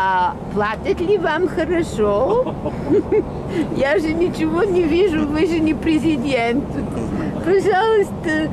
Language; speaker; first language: Russian; non-native, learner; Bulgarian